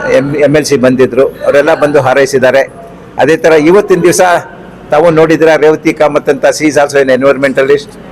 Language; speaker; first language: Kannada; non-native, local second language; Konkani